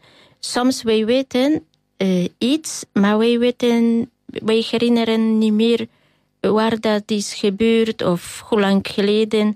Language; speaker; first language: Dutch; non-native, fluent; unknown